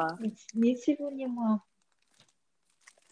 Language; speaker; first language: Russian; non-native, learner; Korean